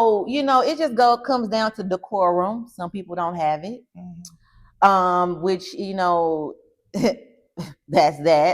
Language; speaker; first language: English; native; English